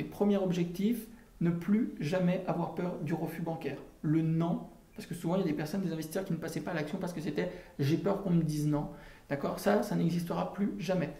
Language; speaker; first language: French; native; French